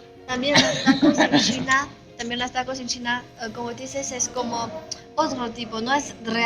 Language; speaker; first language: Spanish; non-native, learner; Chinese